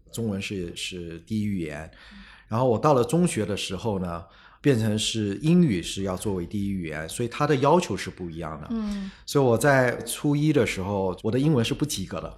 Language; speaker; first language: Chinese; native; Chinese